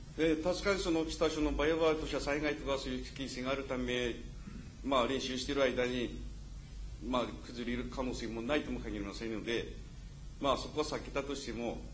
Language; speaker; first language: Japanese; native; Japanese